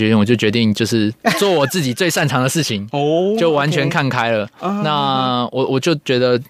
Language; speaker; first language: Chinese; native; Chinese